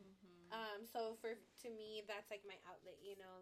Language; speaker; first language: English; native; English